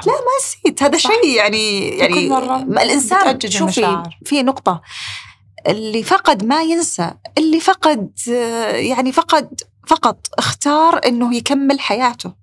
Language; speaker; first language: Arabic; native; Arabic